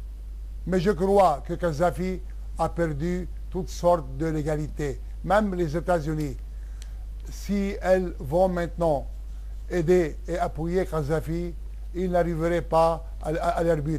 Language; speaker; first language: French; non-native, local second language; Arabic